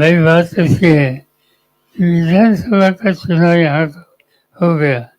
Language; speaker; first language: Hindi; non-native, local second language; Marathi